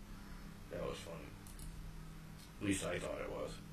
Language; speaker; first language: English; native; English